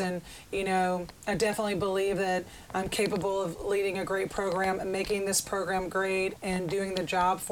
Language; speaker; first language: English; native; English